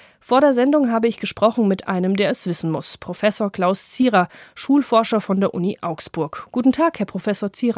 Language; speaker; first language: German; native; German